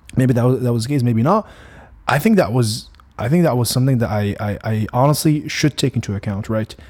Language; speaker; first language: English; non-native, fluent; Arabic